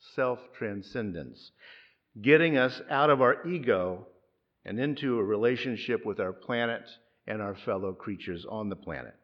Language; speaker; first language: English; native; English